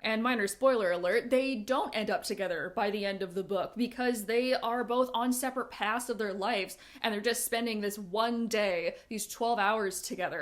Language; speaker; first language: English; native; English